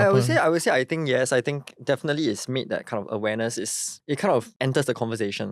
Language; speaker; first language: English; native; English